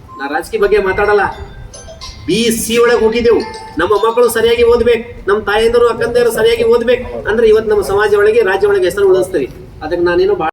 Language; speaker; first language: Kannada; non-native, local second language; Lambadi